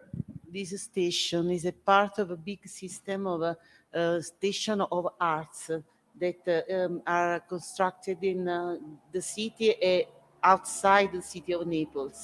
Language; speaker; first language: English; non-native, learner; Italian